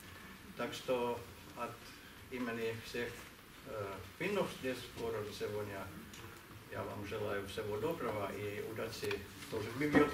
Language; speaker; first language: Russian; non-native, fluent; Finnish